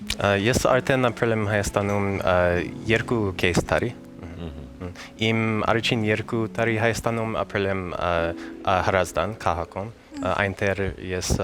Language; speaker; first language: Armenian; non-native, learner; English